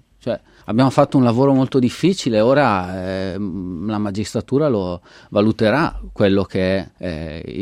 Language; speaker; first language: Italian; native; Italian